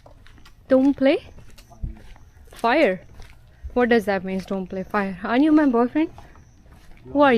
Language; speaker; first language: English; non-native, local second language; Hindi